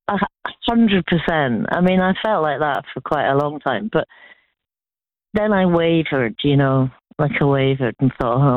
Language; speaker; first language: English; native; English